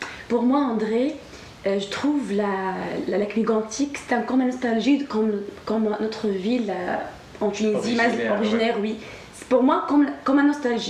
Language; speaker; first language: French; non-native, learner; Arabic